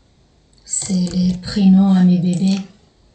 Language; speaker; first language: French; non-native, fluent; Portuguese